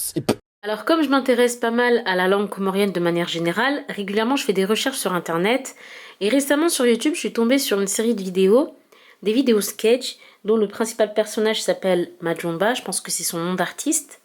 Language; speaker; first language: French; early bilingual, heritage; French